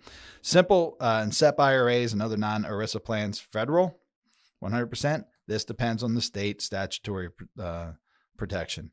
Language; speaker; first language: English; native; English